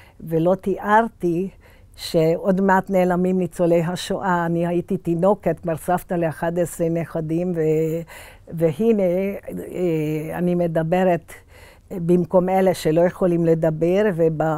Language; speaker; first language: Hebrew; early bilingual, other home language; Hungarian